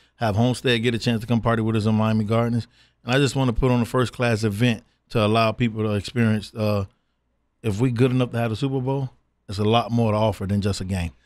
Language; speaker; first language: English; native; English